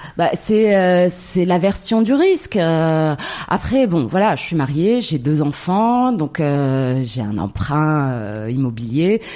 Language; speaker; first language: French; non-native, local second language; Arabic